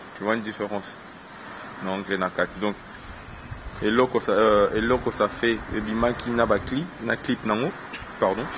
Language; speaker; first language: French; non-native, local second language; Lingala